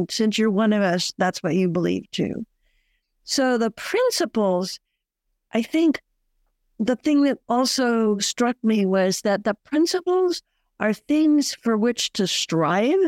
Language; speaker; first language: English; native; English